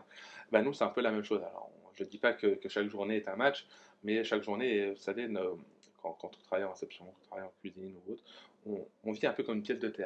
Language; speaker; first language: French; native; French